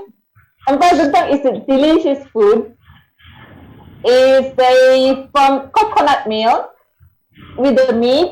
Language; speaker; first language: English; non-native, learner; Indonesian